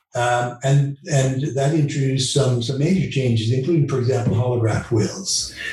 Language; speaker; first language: English; early bilingual, other home language; Dutch